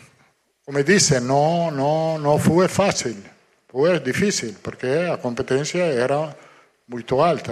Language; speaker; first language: Portuguese; non-native, fluent; Italian